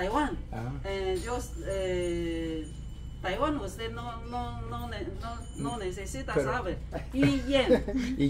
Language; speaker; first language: Spanish; non-native, learner; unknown